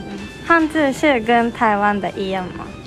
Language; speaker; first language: Chinese; non-native, learner; Japanese